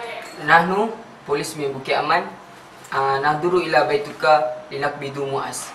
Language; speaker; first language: Arabic; non-native, learner; Malay